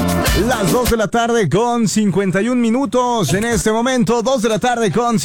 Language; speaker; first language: Spanish; native; Spanish